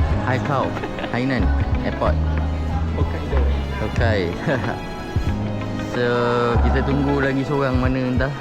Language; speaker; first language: Malay; native; Malay